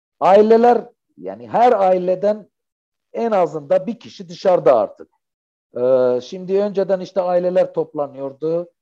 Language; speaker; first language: Turkish; non-native, fluent; Arabic